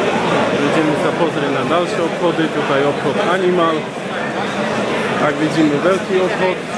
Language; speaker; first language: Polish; non-native, learner; Slovak